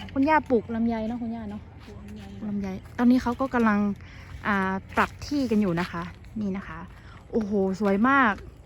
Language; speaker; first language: Thai; non-native, local second language; Western Kayah